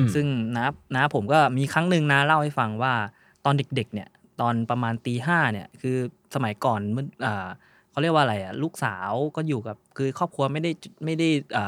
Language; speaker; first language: Thai; non-native, local second language; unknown